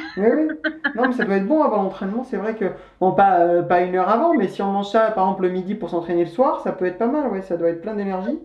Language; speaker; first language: French; native; French